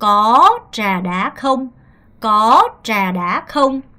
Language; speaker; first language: Vietnamese; non-native, fluent; Korean